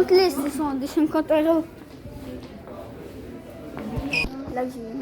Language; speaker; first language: French; non-native, learner; Arabic